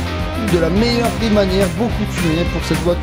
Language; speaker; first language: French; native; French